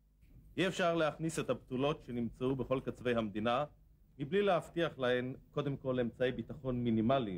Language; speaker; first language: Hebrew; native; Hebrew